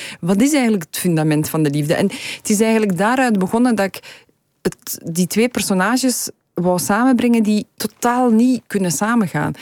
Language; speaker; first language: Dutch; early bilingual, other home language; Polish